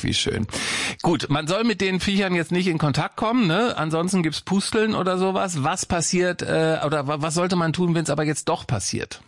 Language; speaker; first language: German; native; German